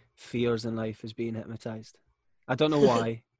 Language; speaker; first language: English; native; English